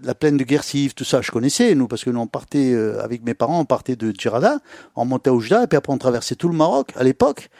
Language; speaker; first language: French; native; French